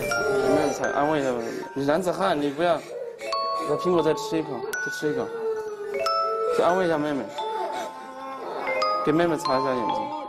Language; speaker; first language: Chinese; native; Chinese